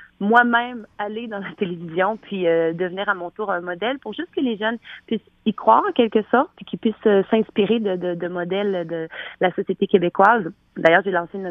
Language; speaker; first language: French; native; French